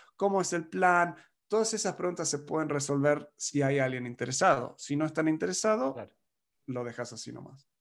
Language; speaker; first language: Spanish; non-native, fluent; English